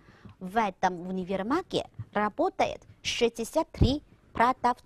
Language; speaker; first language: Russian; non-native, fluent; Chinese